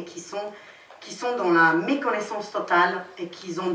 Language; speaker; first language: French; non-native, fluent; Romany